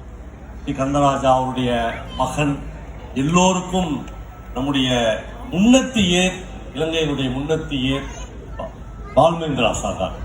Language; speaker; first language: Tamil; native; Tamil